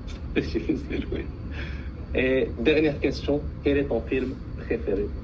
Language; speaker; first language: French; early bilingual, heritage; Arabic